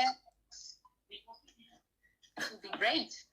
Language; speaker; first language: English; non-native, learner; French